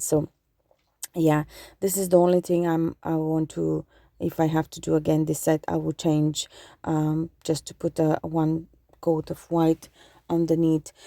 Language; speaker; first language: English; non-native, fluent; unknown